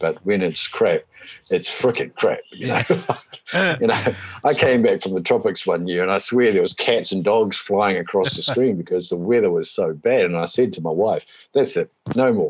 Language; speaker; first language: English; native; English